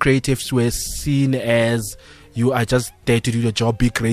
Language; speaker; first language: English; non-native, local second language; Tswana